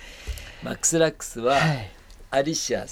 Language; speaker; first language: Japanese; native; Japanese